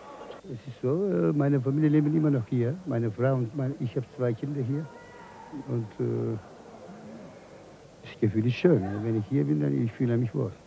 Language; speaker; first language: German; non-native, fluent; Turkish